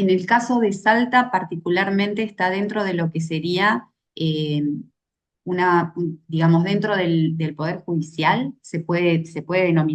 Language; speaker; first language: Spanish; native; Spanish